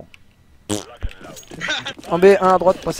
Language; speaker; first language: French; native; French